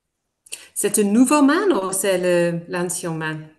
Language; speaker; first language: French; non-native, fluent; English